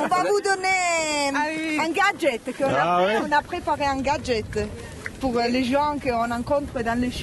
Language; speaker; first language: French; non-native, local second language; Italian